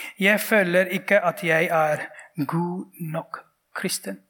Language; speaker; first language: Norwegian; non-native, fluent; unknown